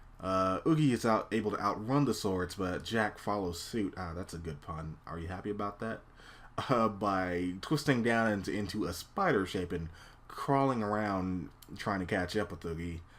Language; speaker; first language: English; native; English